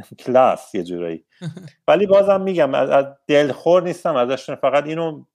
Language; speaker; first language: Persian; native; Persian